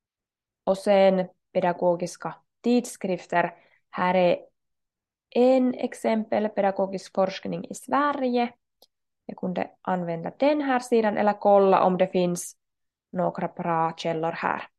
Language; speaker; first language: Swedish; non-native, local second language; Finnish